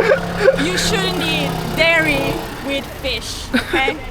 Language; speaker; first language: English; non-native, fluent; Italian